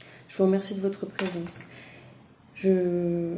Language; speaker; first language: French; native; French